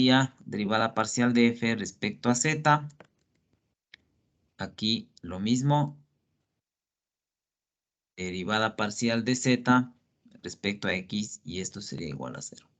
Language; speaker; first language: Spanish; native; Spanish